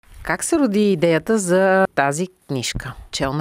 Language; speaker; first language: Bulgarian; native; Bulgarian